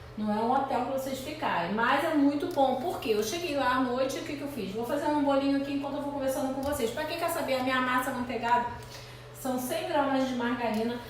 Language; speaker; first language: Portuguese; native; Portuguese